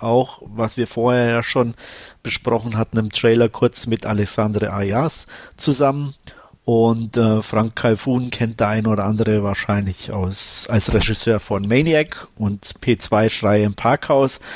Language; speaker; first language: German; native; German